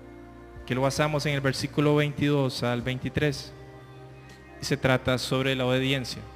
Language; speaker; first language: Spanish; native; Spanish